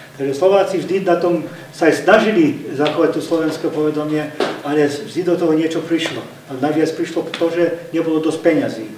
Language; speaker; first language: Slovak; early bilingual, heritage; Slovak